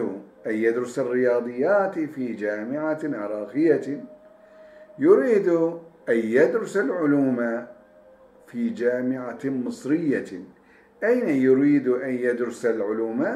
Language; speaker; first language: Arabic; non-native, fluent; Turkish